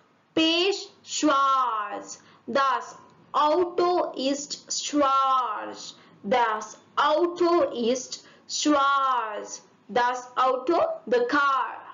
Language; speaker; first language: German; non-native, fluent; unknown